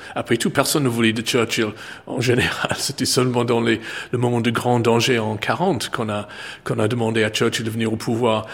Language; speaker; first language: French; non-native, fluent; English